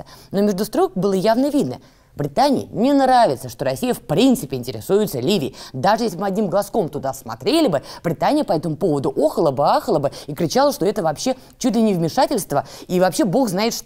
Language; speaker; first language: Russian; native; Russian